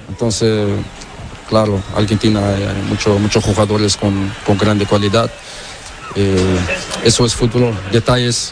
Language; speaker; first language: Spanish; non-native, learner; Portuguese